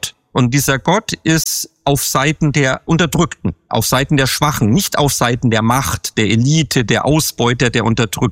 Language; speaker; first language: German; native; German